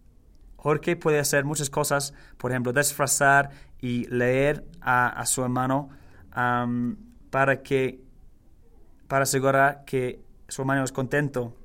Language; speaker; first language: Spanish; non-native, learner; English